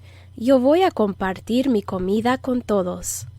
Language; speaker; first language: Spanish; non-native, fluent; English